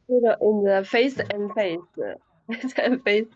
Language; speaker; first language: English; non-native, learner; Chinese